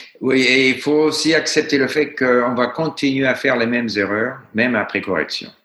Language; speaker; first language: French; non-native, fluent; English